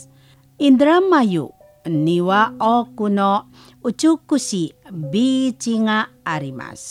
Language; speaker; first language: Japanese; non-native, fluent; Indonesian